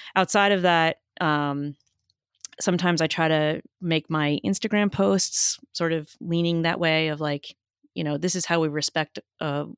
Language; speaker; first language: English; native; English